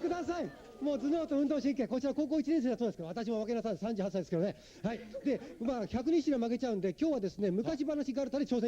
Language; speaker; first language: Japanese; native; Japanese